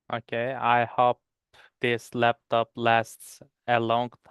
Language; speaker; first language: English; non-native, learner; Turkish